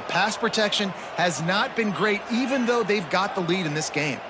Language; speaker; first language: English; native; English